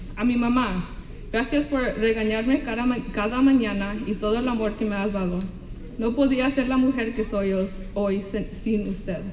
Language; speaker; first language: Spanish; early bilingual, heritage; Spanish